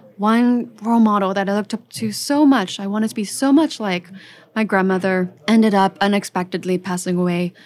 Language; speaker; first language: English; early bilingual, other home language; French